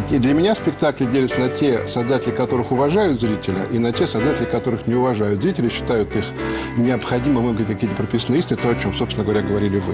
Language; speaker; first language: Russian; native; Russian